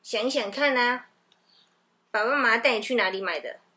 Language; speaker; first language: Chinese; native; Chinese